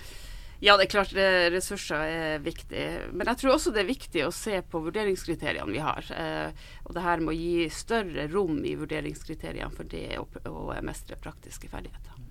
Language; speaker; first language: Norwegian; native; Norwegian